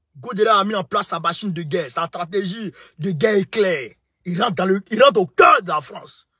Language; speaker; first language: French; non-native, local second language; Bambara